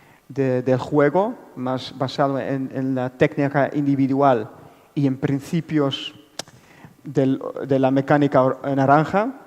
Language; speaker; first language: Spanish; non-native, fluent; Dutch